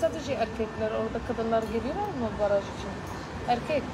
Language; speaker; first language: Turkish; non-native, learner; Arabic